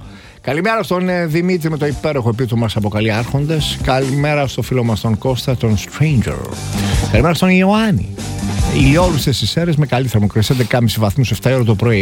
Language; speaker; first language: Greek; native; Greek